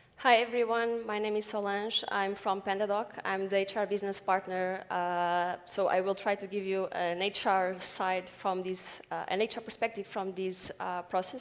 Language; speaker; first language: English; non-native, fluent; Portuguese